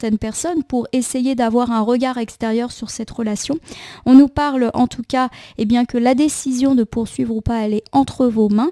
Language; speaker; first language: French; native; French